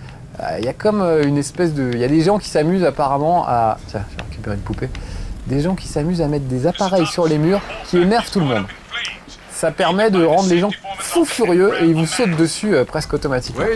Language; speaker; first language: French; native; French